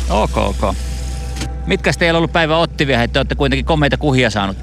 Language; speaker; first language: Finnish; native; Finnish